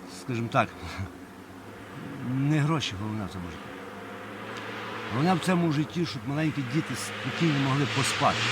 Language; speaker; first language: Ukrainian; native; Ukrainian